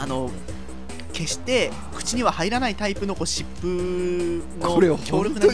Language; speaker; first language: Japanese; native; Japanese